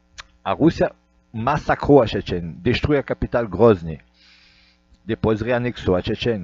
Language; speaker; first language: Portuguese; non-native, fluent; Russian